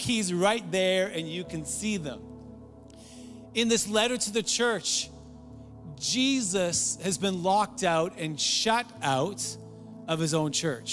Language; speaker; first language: English; native; English